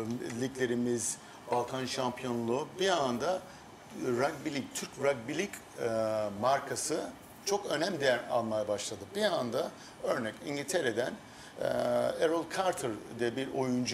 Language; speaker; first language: Turkish; early bilingual, heritage; Turkish